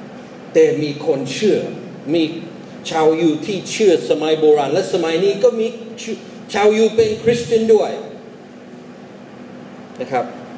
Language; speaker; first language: Thai; non-native, fluent; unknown